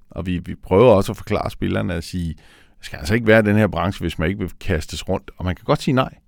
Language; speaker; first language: Danish; native; Danish